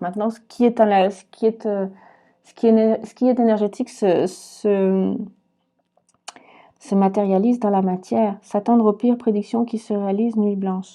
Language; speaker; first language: French; native; French